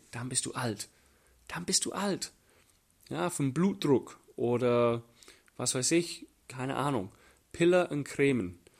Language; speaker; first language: German; non-native, fluent; English